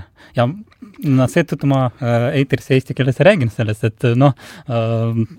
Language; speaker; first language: Estonian; non-native, local second language; Russian